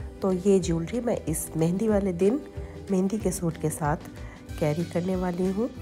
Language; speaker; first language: Urdu; native; Urdu